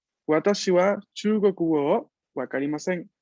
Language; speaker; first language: Japanese; non-native, fluent; Spanish